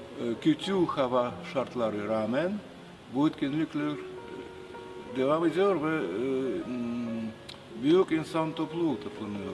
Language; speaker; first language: Turkish; non-native, fluent; Russian